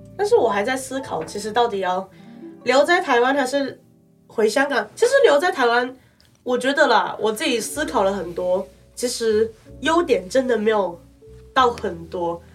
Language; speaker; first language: Chinese; non-native, local second language; Cantonese